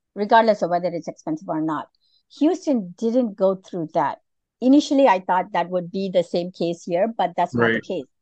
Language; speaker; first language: English; non-native, local second language; Tamil